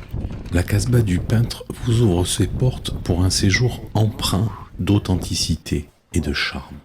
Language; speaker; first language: French; native; French